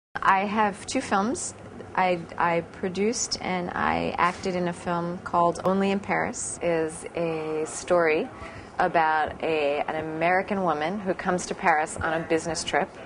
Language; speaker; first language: English; native; English